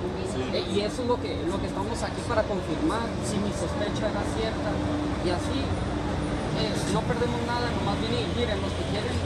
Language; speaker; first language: Spanish; early bilingual, heritage; Spanish